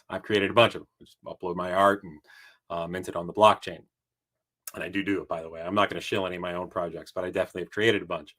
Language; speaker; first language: English; native; English